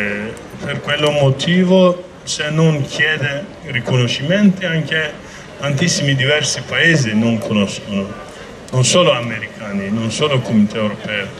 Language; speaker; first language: Italian; non-native, learner; Kurdish